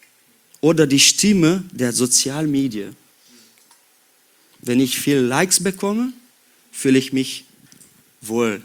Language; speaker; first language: German; non-native, learner; Portuguese